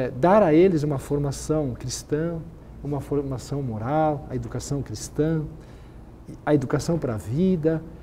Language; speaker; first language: Portuguese; native; Portuguese